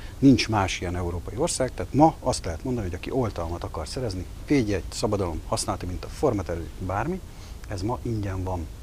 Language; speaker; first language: Hungarian; native; Hungarian